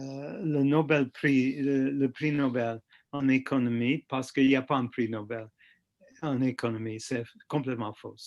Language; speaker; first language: French; non-native, fluent; English